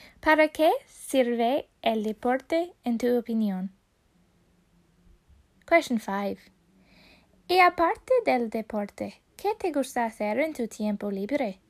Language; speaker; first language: Spanish; non-native, fluent; English